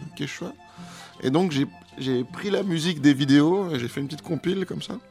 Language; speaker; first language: French; non-native, fluent; Spanish